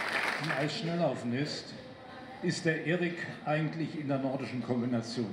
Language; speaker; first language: German; native; German